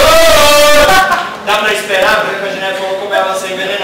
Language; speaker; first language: Portuguese; native; Portuguese